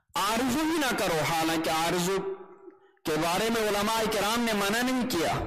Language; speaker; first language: Urdu; non-native, local second language; Kashmiri